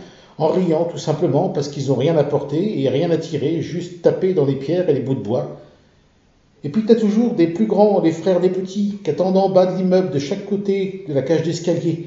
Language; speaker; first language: French; native; French